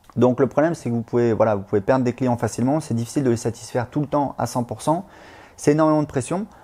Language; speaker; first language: French; native; French